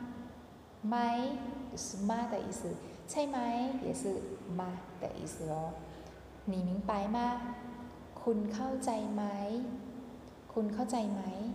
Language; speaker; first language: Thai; non-native, fluent; Chinese